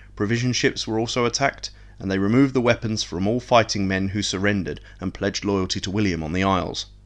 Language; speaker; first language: English; native; English